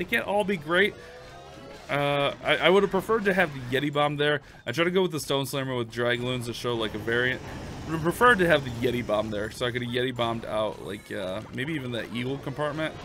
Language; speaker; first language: English; native; English